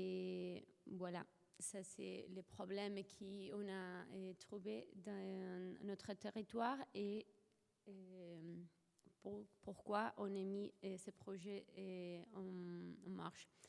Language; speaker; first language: French; non-native, fluent; Spanish